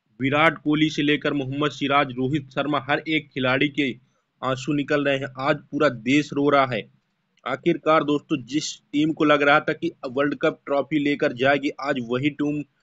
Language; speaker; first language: Hindi; native; Hindi